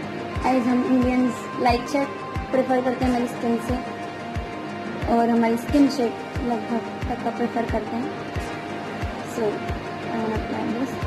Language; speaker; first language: Hindi; native; Hindi